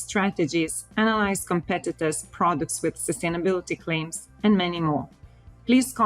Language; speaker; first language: English; non-native, fluent; Lithuanian